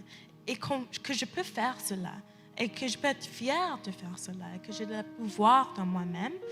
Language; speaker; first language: French; early bilingual, heritage; English